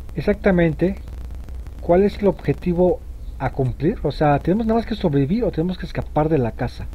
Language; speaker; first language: Spanish; native; Spanish